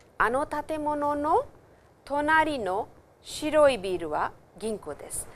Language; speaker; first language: Japanese; non-native, fluent; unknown